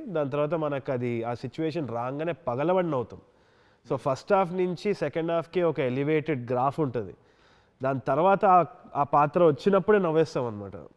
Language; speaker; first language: Telugu; native; Telugu